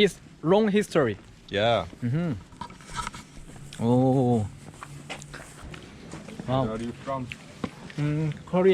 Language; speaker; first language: English; non-native, learner; Korean